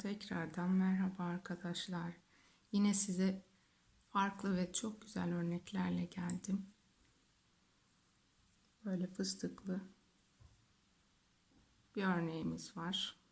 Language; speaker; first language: Turkish; native; Turkish